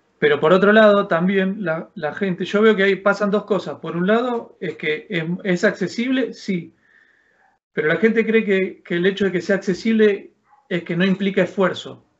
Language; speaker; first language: Spanish; native; Spanish